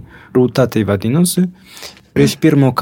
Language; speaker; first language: Lithuanian; early bilingual, heritage; Lithuanian